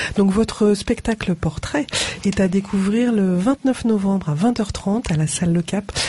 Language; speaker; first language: French; native; French